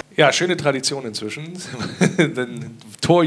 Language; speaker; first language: German; native; German